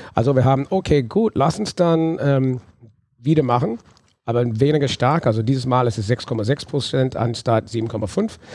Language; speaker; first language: German; non-native, fluent; English